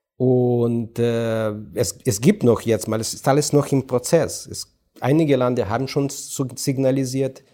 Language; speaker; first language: German; non-native, fluent; Ukrainian